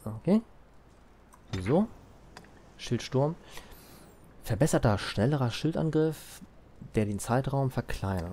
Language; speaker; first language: German; native; German